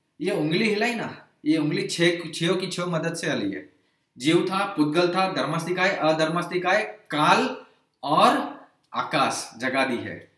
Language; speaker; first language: Hindi; non-native, local second language; Gujarati